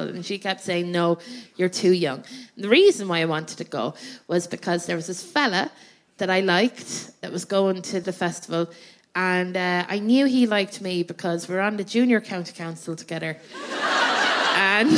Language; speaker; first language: English; native; English